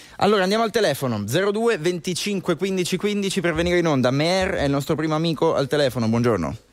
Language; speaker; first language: Italian; native; Italian